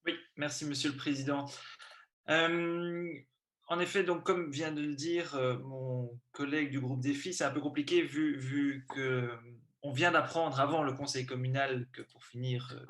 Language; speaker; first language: French; native; French